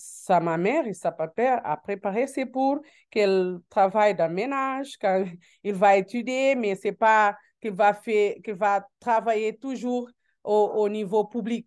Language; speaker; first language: French; non-native, learner; Portuguese